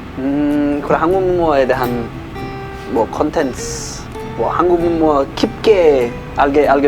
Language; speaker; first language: Korean; non-native, fluent; English